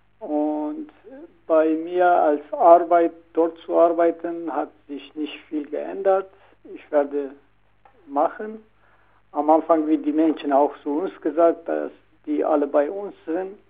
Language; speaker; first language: German; non-native, learner; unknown